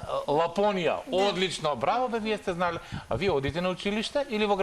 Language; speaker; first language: Macedonian; native; Macedonian